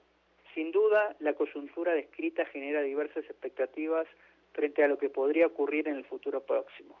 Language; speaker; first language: Spanish; native; Spanish